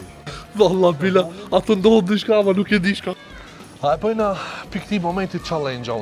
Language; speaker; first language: Albanian; native; Albanian